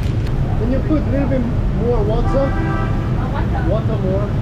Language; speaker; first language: English; non-native, learner; Korean